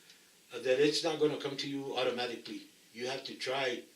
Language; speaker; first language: English; native; English